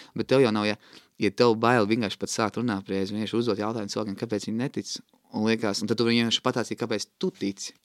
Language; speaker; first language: Latvian; native; Latvian